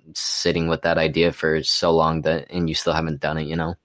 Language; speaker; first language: English; native; English